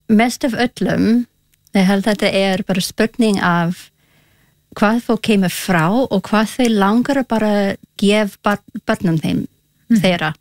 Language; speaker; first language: Icelandic; non-native, learner; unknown